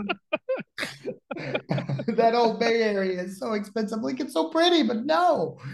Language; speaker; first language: English; native; English